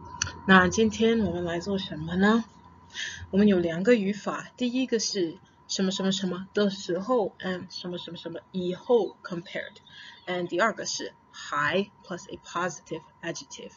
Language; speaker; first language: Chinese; non-native, fluent; English